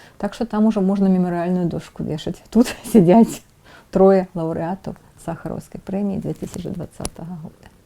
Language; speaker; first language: Belarusian; non-native, local second language; Russian